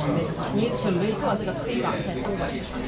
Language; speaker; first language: Chinese; native; Chinese